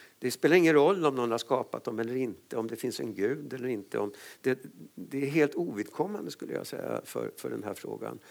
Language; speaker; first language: Swedish; native; Swedish